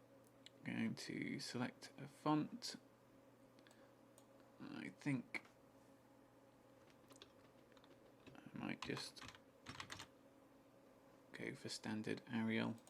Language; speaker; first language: English; native; English